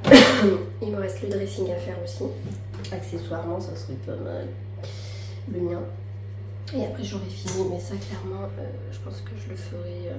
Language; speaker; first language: French; native; French